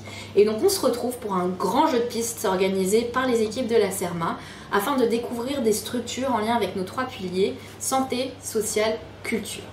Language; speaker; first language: French; native; French